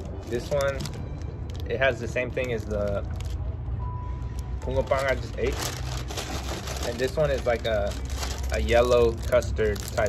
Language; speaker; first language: English; early bilingual, other home language; Korean